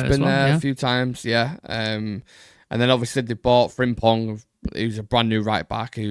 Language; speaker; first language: English; native; English